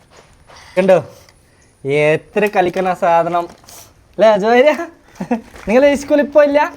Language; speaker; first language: Malayalam; early bilingual, heritage; Malayalam